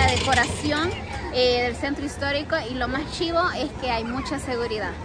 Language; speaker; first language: Spanish; native; Spanish